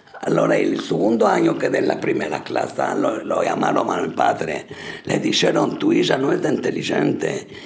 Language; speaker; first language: Spanish; early bilingual, heritage; Spanish